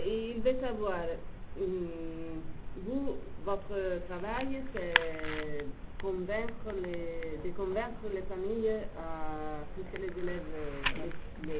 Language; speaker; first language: French; non-native, fluent; Italian